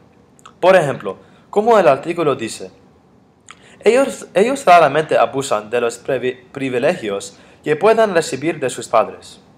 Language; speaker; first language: Spanish; non-native, fluent; English